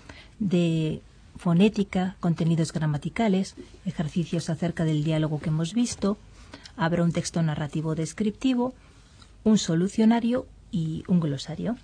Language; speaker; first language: Spanish; native; Spanish